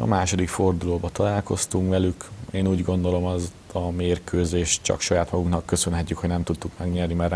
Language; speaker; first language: Hungarian; native; Hungarian